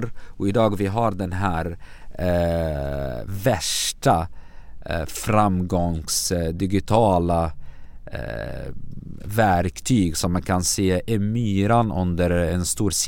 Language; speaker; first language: Swedish; non-native, fluent; Arabic